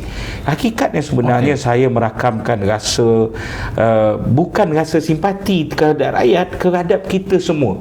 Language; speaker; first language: Malay; native; Malay